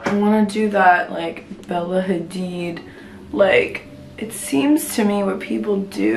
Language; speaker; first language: English; native; English